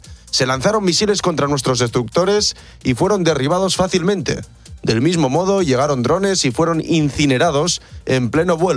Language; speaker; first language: Spanish; native; Spanish